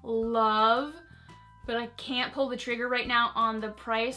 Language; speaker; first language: English; native; English